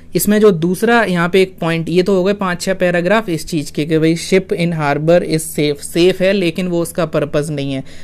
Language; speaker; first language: Hindi; native; Hindi